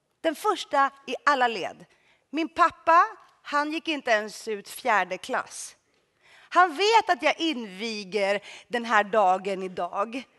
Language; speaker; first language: Swedish; early bilingual, other home language; Greek